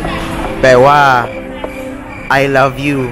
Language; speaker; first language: English; non-native, local second language; Filipino